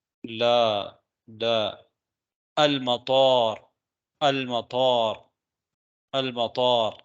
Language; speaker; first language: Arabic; non-native, fluent; Tamil